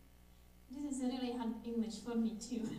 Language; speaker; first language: English; non-native, fluent; Czech